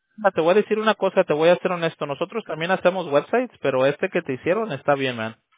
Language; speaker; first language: Spanish; early bilingual, heritage; Spanish